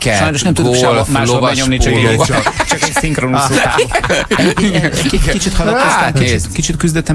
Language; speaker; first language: Hungarian; native; Hungarian